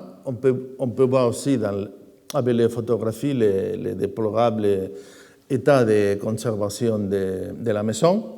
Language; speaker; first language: French; non-native, fluent; Spanish